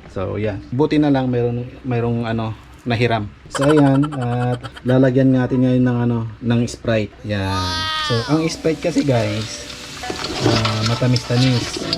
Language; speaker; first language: Filipino; non-native, local second language; Iloko